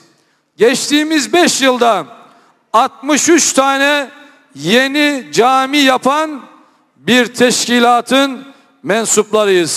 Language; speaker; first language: Turkish; native; Turkish